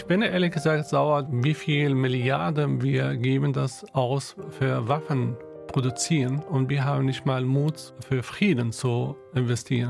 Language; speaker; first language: German; non-native, local second language; Arabic